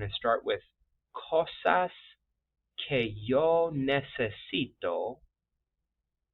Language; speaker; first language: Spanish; non-native, fluent; English